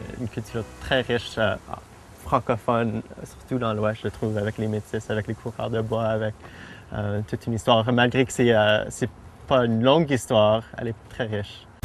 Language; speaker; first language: French; native; French